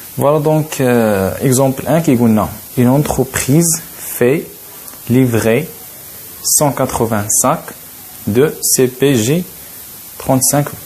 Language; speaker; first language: French; non-native, local second language; Arabic